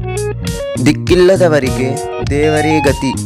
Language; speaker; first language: Kannada; native; Kannada